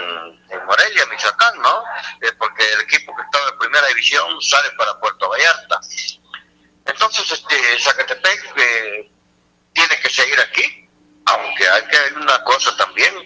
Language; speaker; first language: Spanish; native; Spanish